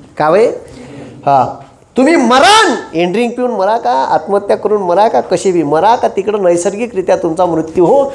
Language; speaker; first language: Marathi; native; Marathi